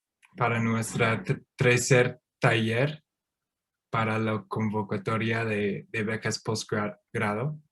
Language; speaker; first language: Spanish; non-native, fluent; English